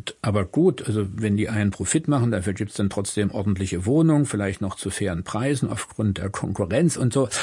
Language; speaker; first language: German; native; German